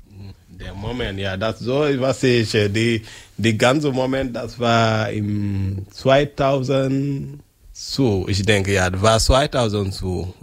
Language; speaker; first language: German; non-native, learner; French